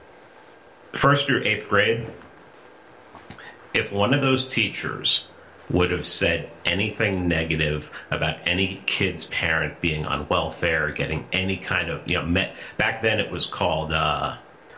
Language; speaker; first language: English; native; English